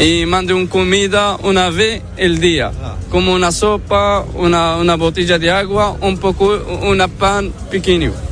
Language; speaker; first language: Spanish; non-native, learner; Arabic